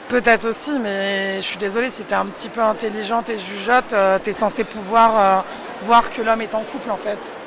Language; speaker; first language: French; native; French